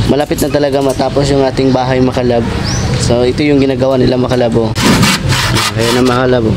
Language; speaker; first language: Filipino; non-native, local second language; Cebuano